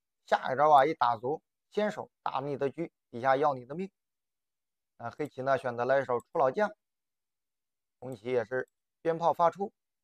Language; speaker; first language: Chinese; native; Chinese